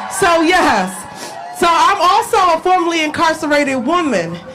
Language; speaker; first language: English; native; English